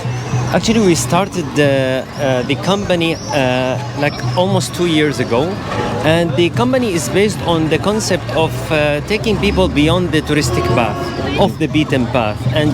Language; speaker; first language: English; non-native, fluent; Arabic